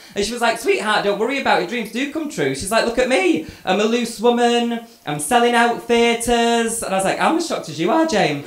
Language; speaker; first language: English; native; English